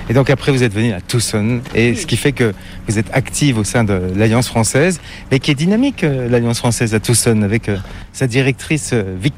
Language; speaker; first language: French; native; French